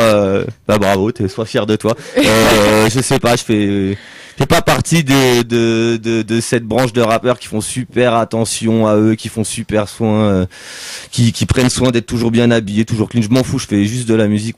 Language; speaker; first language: French; native; French